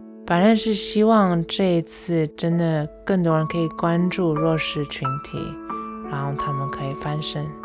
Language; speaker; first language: Chinese; early bilingual, heritage; Chinese